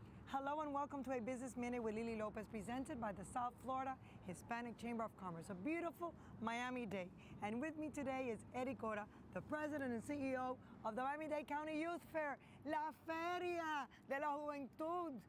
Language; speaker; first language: English; early bilingual, other home language; Spanish